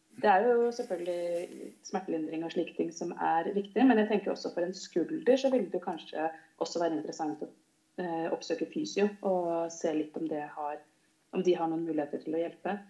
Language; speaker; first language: Norwegian; native; Norwegian